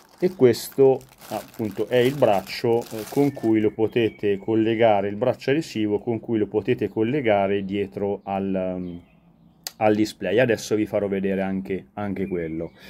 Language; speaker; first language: Italian; native; Italian